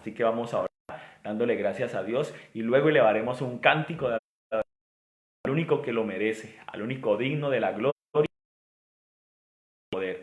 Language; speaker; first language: Spanish; native; Spanish